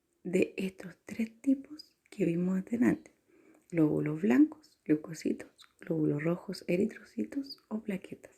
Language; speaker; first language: Spanish; native; Spanish